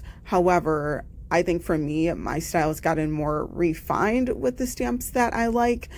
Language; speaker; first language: English; native; English